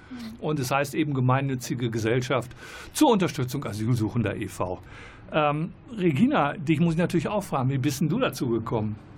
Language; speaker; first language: German; native; German